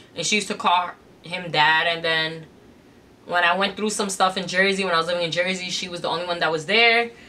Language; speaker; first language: English; native; English